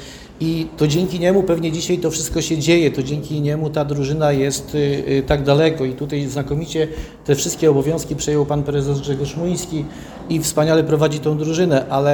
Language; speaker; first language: Polish; native; Polish